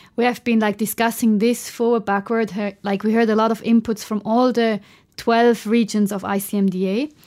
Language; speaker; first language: English; non-native, fluent; German